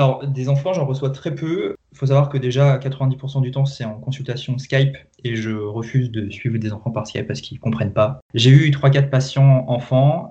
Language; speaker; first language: French; native; French